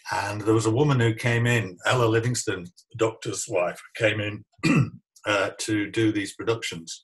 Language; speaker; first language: English; native; English